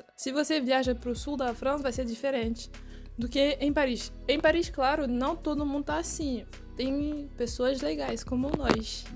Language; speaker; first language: Portuguese; non-native, fluent; French